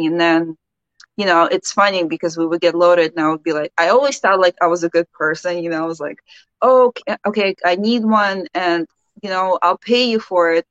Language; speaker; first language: English; early bilingual, other home language; Ukrainian